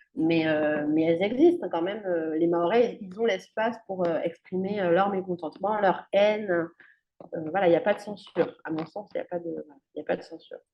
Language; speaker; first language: French; native; French